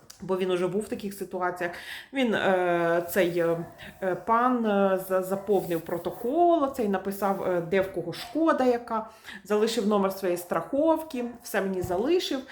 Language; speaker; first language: Ukrainian; native; Ukrainian